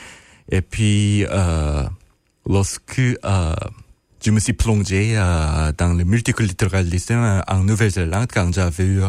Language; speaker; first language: French; non-native, fluent; Korean